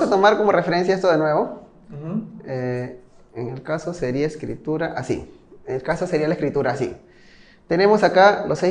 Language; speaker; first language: Spanish; native; Spanish